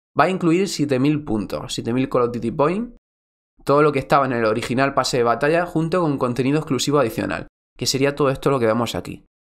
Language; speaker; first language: Spanish; native; Spanish